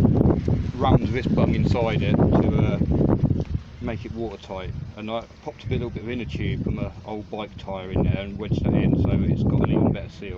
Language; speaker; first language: English; native; English